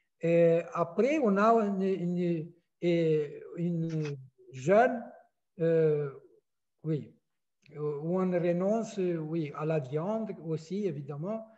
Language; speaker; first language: French; non-native, fluent; Romanian